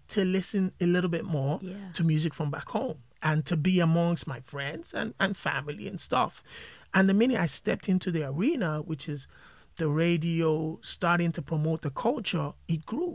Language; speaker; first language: English; non-native, local second language; Yoruba